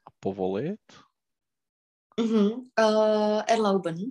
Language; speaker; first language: German; non-native, fluent; Czech